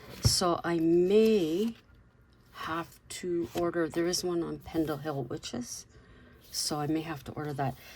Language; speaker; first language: English; native; English